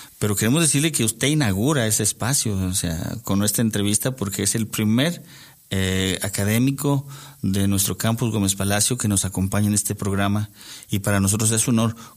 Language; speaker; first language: Spanish; native; Spanish